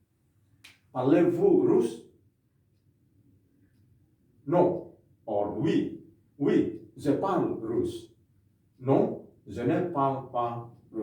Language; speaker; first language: French; non-native, fluent; Indonesian